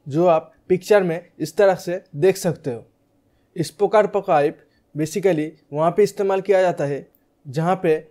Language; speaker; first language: Hindi; native; Hindi